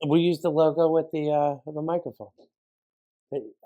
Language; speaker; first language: English; native; English